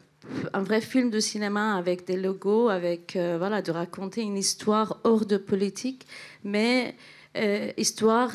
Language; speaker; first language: French; non-native, fluent; Central Kurdish